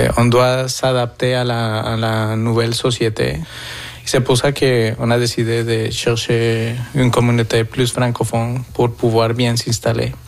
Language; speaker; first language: French; non-native, fluent; Spanish